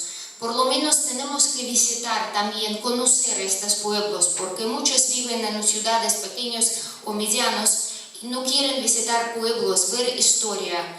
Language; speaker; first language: Spanish; non-native, fluent; Russian